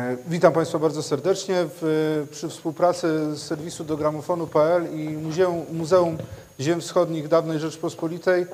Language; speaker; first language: Polish; native; Polish